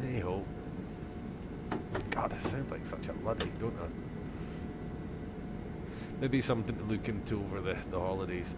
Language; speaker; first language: English; native; English